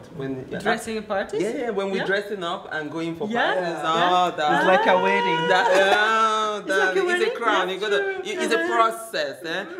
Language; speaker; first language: English; non-native, local second language; Igbo